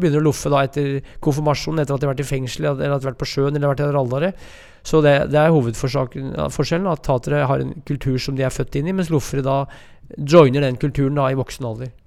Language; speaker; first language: Norwegian; native; Norwegian